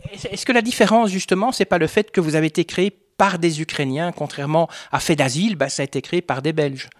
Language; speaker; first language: French; native; French